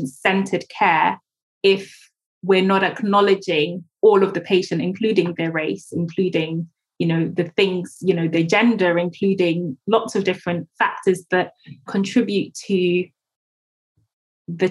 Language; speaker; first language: English; non-native, local second language; Akan